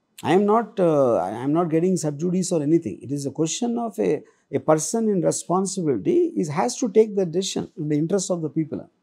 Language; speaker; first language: English; non-native, local second language; Telugu